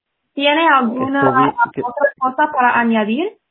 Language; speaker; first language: Spanish; non-native, fluent; English